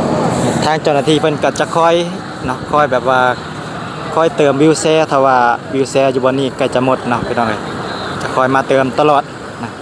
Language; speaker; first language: Thai; non-native, local second language; Northeastern Thai